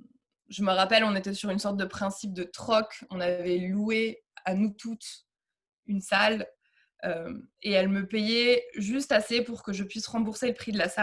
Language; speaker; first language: French; native; French